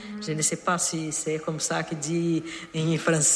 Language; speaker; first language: French; non-native, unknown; Portuguese